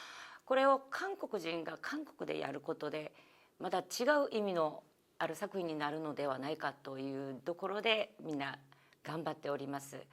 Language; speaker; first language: Japanese; non-native, fluent; Korean